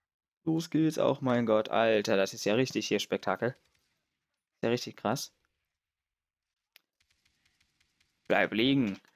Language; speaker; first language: German; native; German